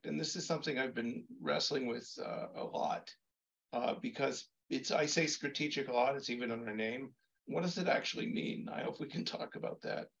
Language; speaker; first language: English; native; English